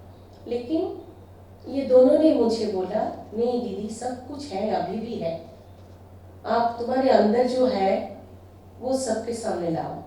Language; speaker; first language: Hindi; non-native, local second language; Bangla